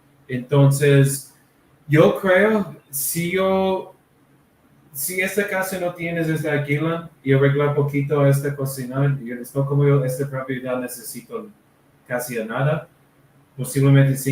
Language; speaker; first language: Spanish; non-native, learner; English